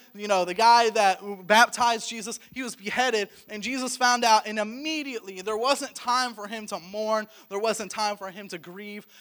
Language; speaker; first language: English; native; English